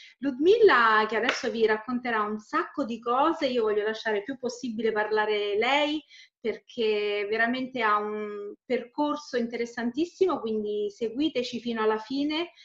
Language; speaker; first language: Italian; native; Italian